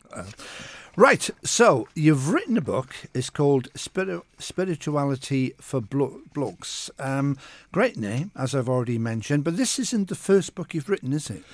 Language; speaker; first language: English; native; English